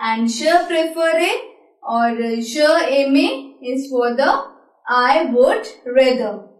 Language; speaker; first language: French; non-native, learner; Hindi